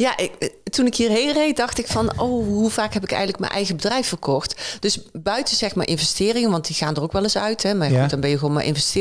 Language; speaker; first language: Dutch; native; Dutch